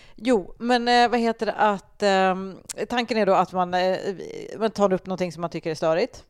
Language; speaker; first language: Swedish; native; Swedish